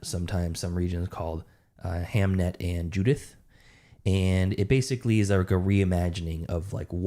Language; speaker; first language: English; native; English